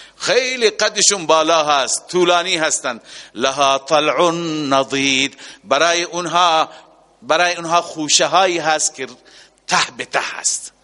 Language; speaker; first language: Persian; native; Persian